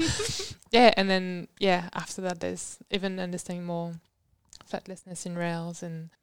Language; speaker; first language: English; non-native, fluent; French